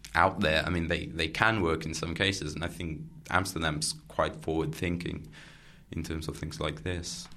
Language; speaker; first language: English; non-native, fluent; Catalan